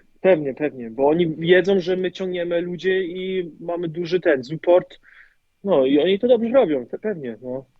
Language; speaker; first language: Polish; early bilingual, heritage; German